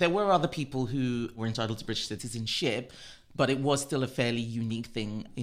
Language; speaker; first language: English; non-native, local second language; Yoruba